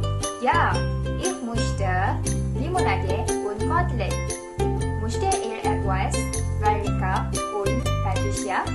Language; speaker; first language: German; non-native, learner; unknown